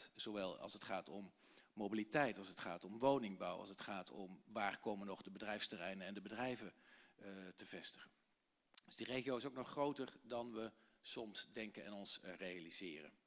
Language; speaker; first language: Dutch; native; Dutch